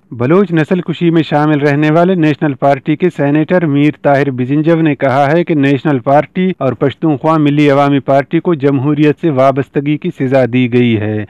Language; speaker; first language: Urdu; non-native, local second language; Baluchi